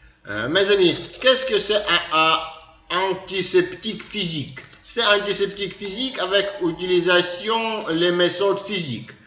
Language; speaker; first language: French; non-native, learner; Ukrainian